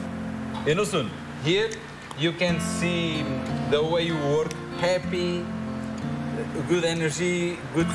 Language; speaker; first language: English; non-native, learner; Portuguese